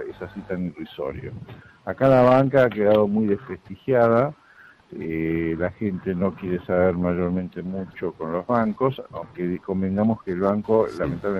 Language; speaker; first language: Spanish; native; Spanish